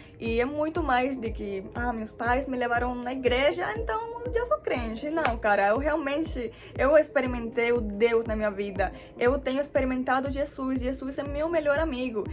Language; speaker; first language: Portuguese; non-native, fluent; Spanish